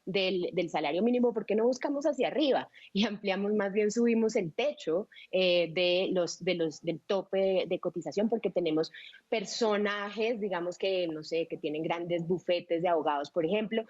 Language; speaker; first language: Spanish; native; Spanish